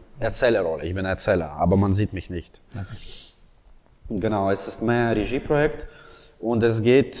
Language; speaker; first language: German; non-native, fluent; Russian